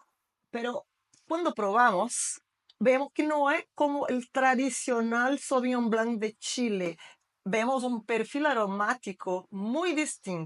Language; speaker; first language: Spanish; non-native, fluent; Portuguese